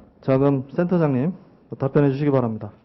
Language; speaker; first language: Korean; native; Korean